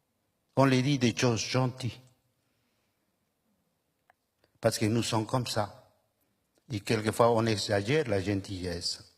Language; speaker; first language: French; non-native, fluent; Spanish